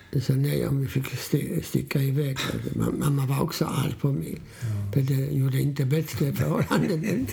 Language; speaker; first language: Swedish; non-native, fluent; Polish